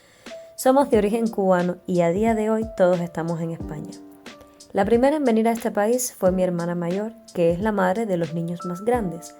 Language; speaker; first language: Spanish; native; Spanish